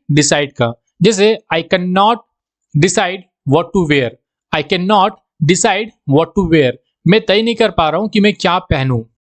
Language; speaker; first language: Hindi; native; Hindi